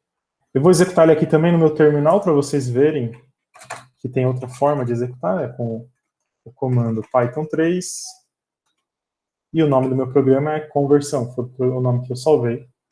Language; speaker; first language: Portuguese; native; Portuguese